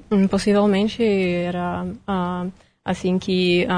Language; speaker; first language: Portuguese; non-native, fluent; Russian